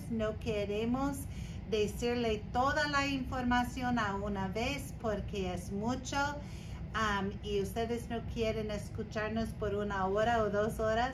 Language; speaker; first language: Spanish; non-native, learner; English